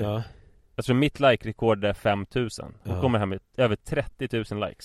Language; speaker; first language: Swedish; native; Swedish